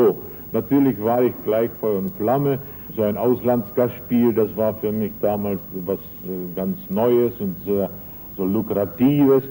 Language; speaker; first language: German; non-native, fluent; Czech